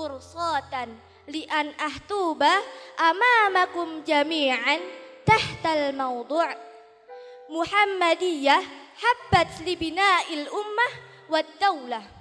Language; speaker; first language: Arabic; non-native, learner; Indonesian